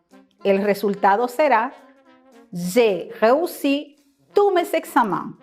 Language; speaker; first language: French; non-native, fluent; Spanish